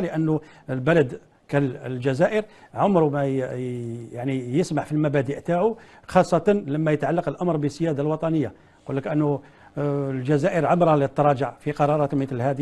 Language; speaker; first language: Arabic; native; Arabic